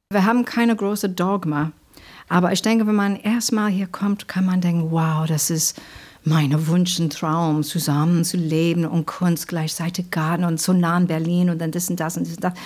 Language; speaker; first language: German; non-native, fluent; English